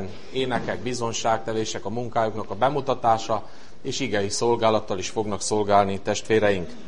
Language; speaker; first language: Hungarian; native; Hungarian